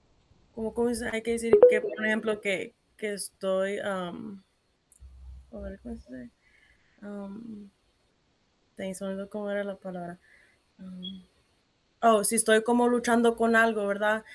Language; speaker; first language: Spanish; early bilingual, heritage; Spanish